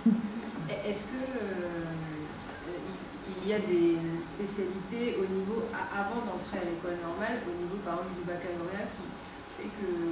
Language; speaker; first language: French; native; French